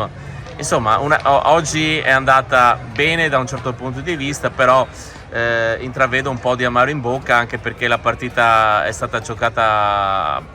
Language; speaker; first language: Italian; native; Italian